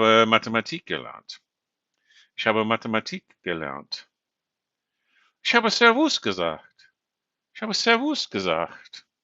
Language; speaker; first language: German; non-native, fluent; English